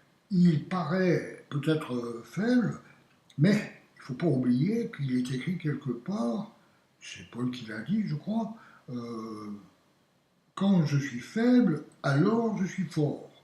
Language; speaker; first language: French; native; French